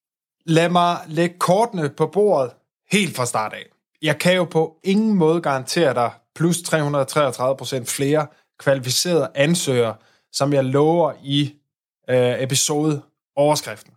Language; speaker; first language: Danish; native; Danish